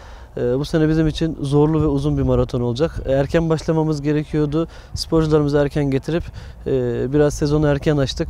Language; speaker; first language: Turkish; native; Turkish